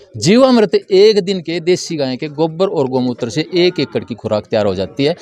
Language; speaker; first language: Hindi; native; Hindi